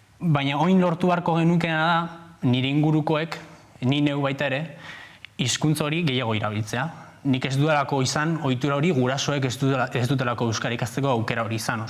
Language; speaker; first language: Basque; non-native, local second language; Spanish